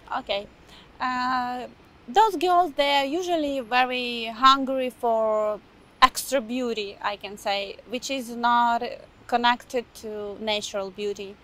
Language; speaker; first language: English; non-native, fluent; Ukrainian